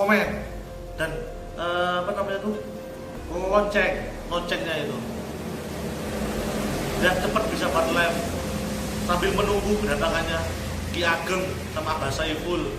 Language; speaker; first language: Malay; non-native, local second language; Javanese